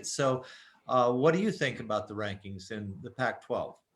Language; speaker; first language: English; native; English